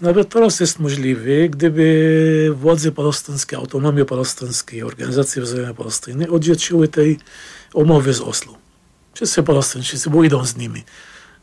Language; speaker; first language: Polish; non-native, learner; Arabic